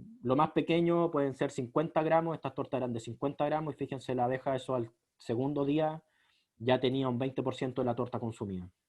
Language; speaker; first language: Spanish; native; Spanish